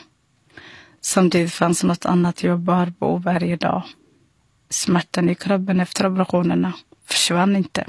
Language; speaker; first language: Swedish; non-native, fluent; Somali